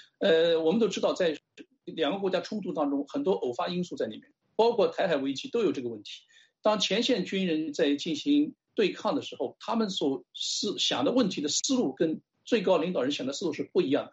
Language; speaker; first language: Chinese; native; Chinese